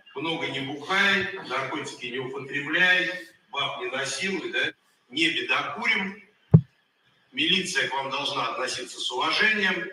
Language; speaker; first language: Russian; native; Russian